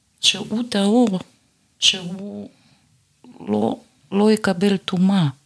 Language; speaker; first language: Hebrew; non-native, fluent; Russian